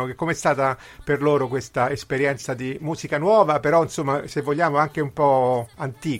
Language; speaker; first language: Italian; native; Italian